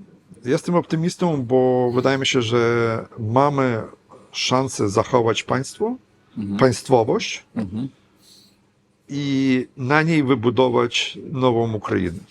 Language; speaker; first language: Polish; non-native, fluent; Ukrainian